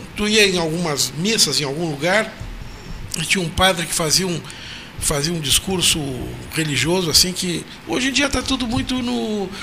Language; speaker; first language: Portuguese; native; Portuguese